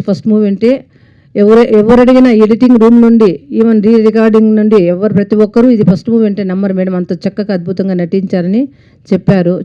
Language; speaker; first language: Telugu; native; Telugu